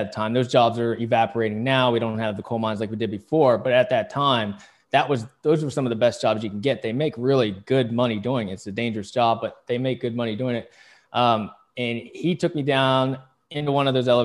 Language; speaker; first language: English; native; English